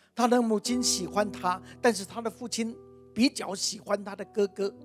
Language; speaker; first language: Chinese; native; Chinese